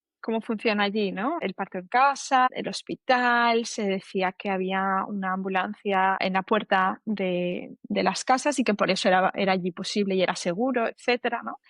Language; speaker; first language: Spanish; native; Spanish